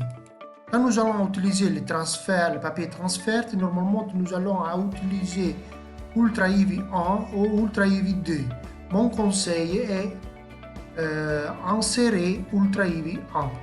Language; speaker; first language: French; non-native, fluent; Italian